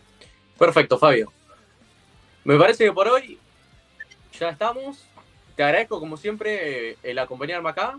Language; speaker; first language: Spanish; native; Spanish